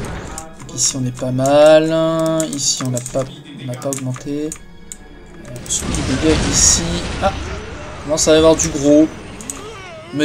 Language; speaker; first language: French; native; French